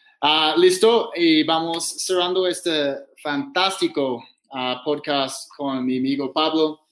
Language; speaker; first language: Spanish; non-native, fluent; English